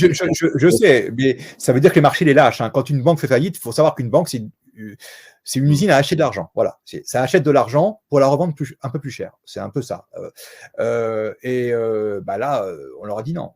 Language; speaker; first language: French; native; French